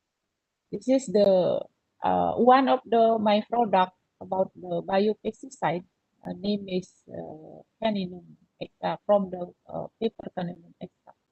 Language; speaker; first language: English; non-native, learner; Indonesian